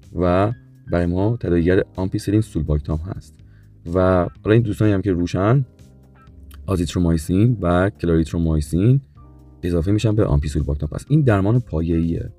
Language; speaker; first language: Persian; native; Persian